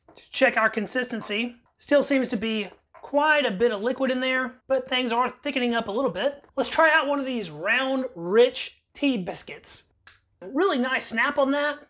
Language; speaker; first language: English; native; English